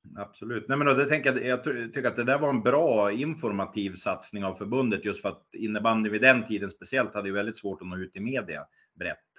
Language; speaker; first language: Swedish; native; Swedish